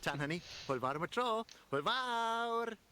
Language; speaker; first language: Welsh; non-native, learner; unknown